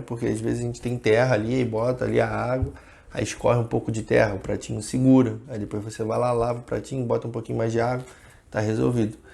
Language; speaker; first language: Portuguese; native; Portuguese